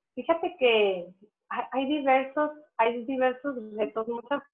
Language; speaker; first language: Spanish; native; Spanish